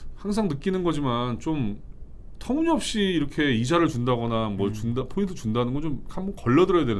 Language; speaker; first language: Korean; native; Korean